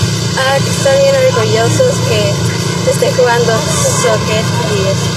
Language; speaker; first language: Spanish; early bilingual, heritage; Spanish